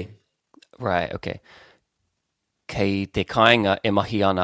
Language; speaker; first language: Māori; non-native, local second language; English